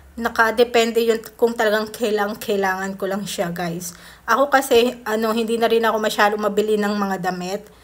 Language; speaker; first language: Filipino; native; Filipino